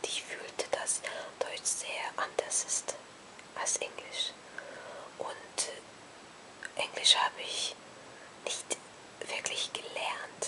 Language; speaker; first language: German; non-native, fluent; Hungarian